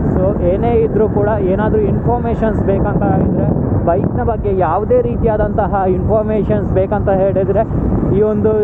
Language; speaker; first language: Kannada; non-native, local second language; Tulu